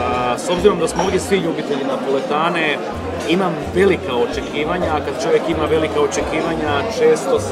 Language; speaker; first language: Croatian; native; Croatian